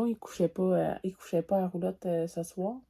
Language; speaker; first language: French; native; French